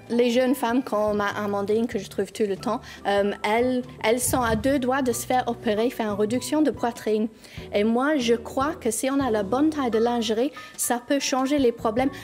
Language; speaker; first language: French; non-native, fluent; English